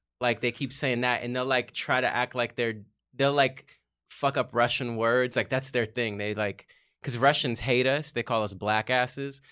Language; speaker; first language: English; early bilingual, other home language; Russian